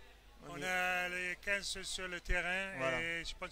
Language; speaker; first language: French; non-native, fluent; English